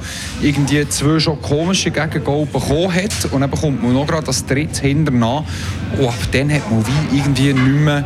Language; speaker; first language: German; native; German